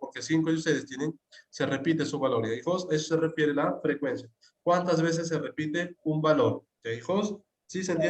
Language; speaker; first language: Spanish; native; Spanish